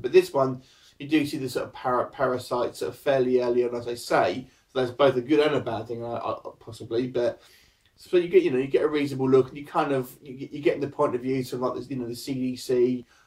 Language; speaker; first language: English; native; English